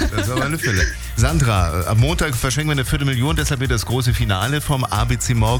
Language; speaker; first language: German; native; German